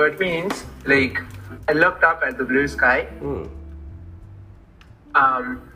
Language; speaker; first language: English; non-native, learner; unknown